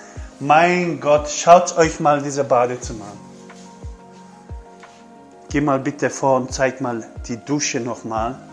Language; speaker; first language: German; non-native, fluent; Turkish